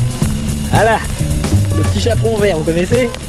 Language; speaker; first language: French; native; French